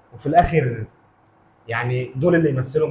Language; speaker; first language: Arabic; native; Arabic